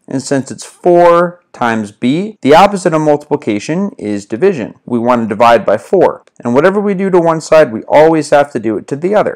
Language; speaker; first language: English; native; English